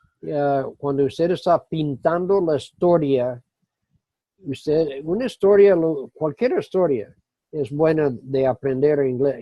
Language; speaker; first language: Spanish; non-native, fluent; English